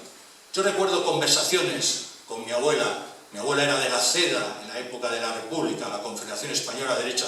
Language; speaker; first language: Spanish; native; Spanish